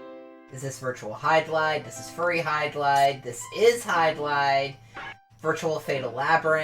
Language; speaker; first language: English; native; English